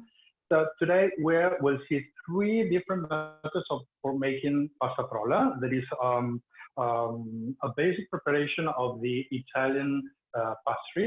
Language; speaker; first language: English; non-native, fluent; Italian